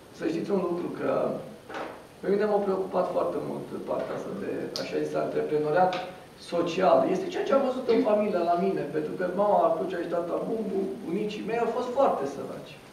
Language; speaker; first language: Romanian; non-native, local second language; Romany